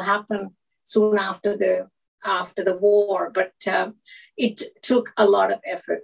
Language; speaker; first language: English; non-native, local second language; Malayalam